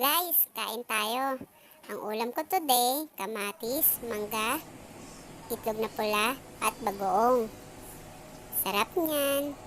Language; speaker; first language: Filipino; native; Filipino